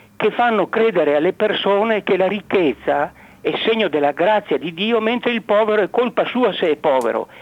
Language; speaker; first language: Italian; native; Italian